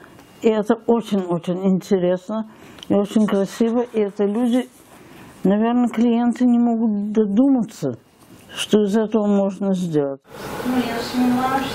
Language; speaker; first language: Russian; early bilingual, heritage; Russian